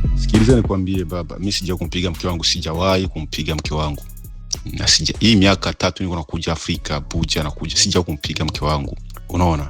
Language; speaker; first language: Swahili; non-native, local second language; Rundi